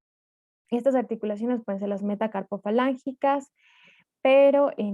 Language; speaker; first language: Spanish; native; Spanish